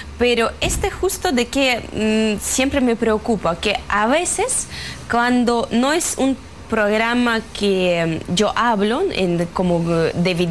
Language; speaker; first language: Spanish; non-native, fluent; Russian